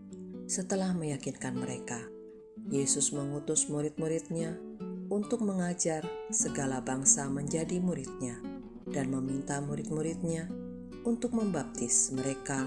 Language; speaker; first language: Indonesian; native; Indonesian